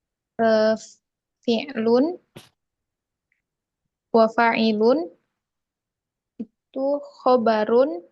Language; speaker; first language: Arabic; non-native, learner; Indonesian